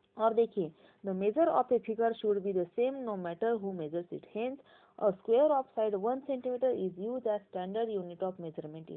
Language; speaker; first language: Hindi; non-native, local second language; Marathi